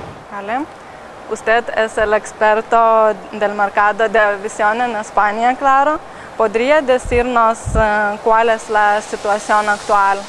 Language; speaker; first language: Spanish; non-native, learner; Lithuanian